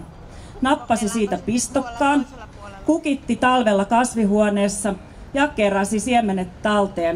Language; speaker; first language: Finnish; native; Finnish